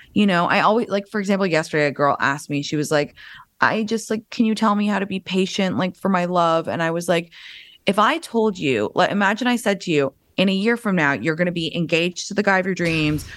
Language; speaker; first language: English; native; English